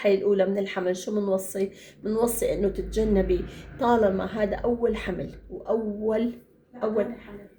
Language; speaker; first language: Arabic; native; Arabic